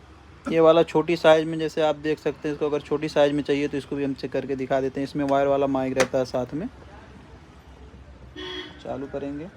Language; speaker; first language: Hindi; native; Hindi